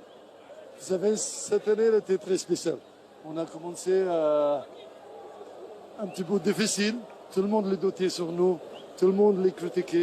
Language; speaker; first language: French; non-native, learner; Arabic